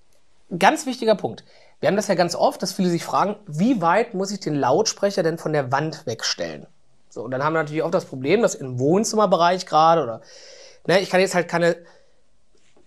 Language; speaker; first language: German; native; German